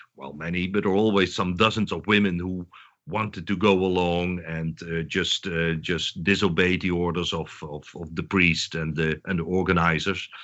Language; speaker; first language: English; non-native, fluent; Dutch